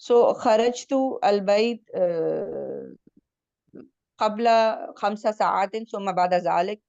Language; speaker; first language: Arabic; non-native, learner; Hindi